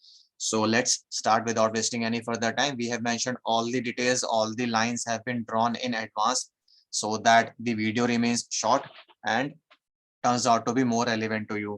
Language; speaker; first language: English; non-native, local second language; Hindi